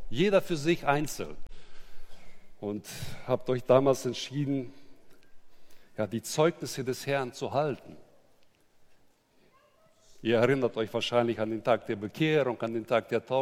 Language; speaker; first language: German; native; German